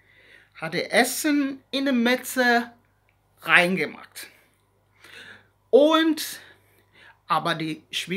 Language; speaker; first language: German; non-native, learner; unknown